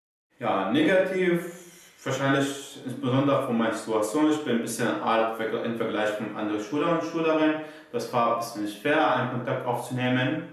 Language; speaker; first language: German; non-native, learner; Arabic